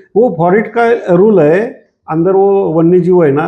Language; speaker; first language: Hindi; non-native, local second language; Marathi